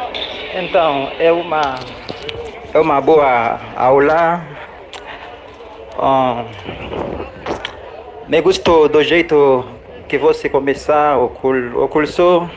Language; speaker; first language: Portuguese; non-native, learner; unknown